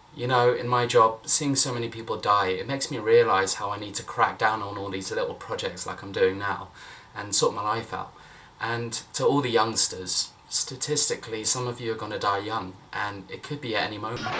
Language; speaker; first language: English; native; English